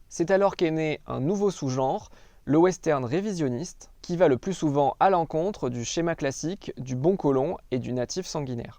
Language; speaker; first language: French; native; French